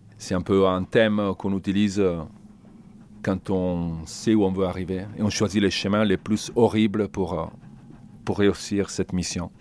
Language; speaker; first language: French; non-native, fluent; Italian